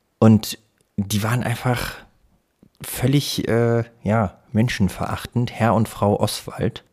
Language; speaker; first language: German; early bilingual, other home language; Russian